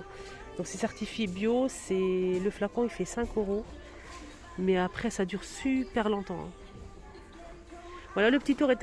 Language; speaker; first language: French; native; French